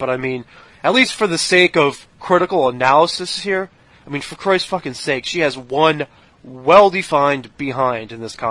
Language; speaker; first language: English; native; English